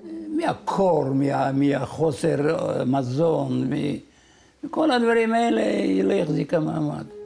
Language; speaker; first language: Hebrew; non-native, fluent; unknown